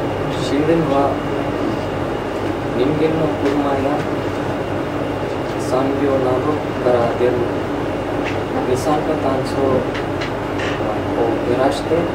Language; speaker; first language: Japanese; non-native, learner; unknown